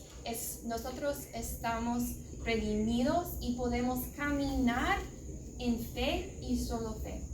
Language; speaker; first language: Spanish; non-native, learner; English